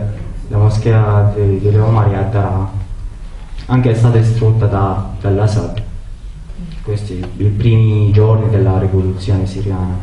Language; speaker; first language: Italian; non-native, learner; Arabic